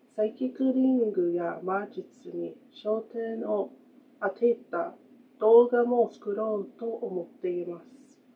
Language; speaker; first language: Japanese; non-native, fluent; English